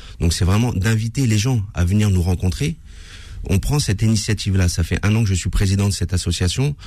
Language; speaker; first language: French; native; French